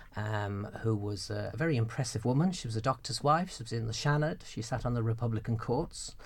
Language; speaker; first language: English; native; English